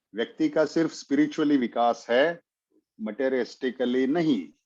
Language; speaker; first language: Hindi; non-native, local second language; Marathi